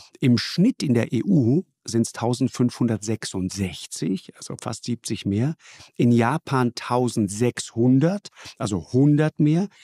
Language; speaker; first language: German; native; German